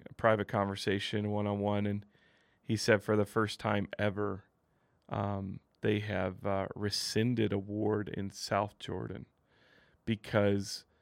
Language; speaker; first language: English; native; English